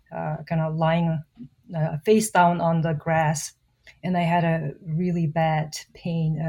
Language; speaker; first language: English; non-native, fluent; Mongolian